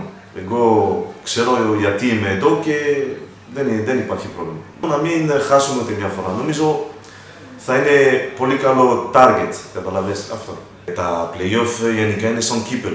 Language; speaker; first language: Greek; non-native, learner; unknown